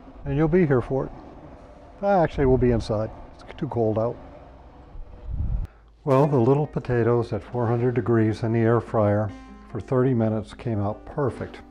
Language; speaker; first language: English; native; English